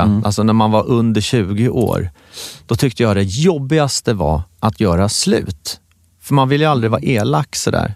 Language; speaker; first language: Swedish; native; Swedish